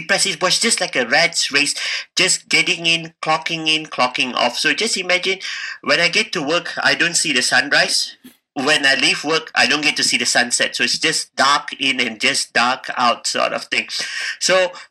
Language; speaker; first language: English; non-native, local second language; Tamil